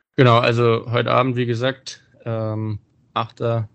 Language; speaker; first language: German; native; German